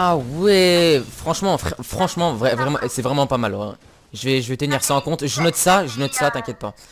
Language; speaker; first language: French; native; French